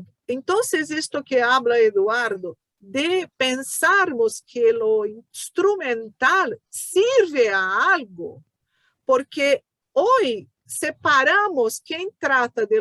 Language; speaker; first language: Spanish; non-native, fluent; Portuguese